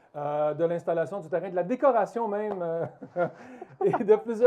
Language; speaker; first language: French; native; French